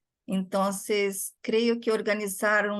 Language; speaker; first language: Spanish; non-native, fluent; Portuguese